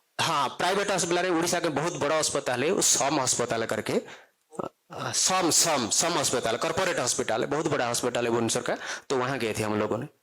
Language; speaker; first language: Hindi; non-native, local second language; Odia